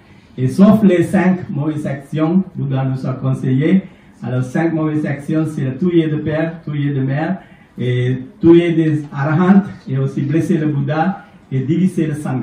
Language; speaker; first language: French; non-native, fluent; Sinhala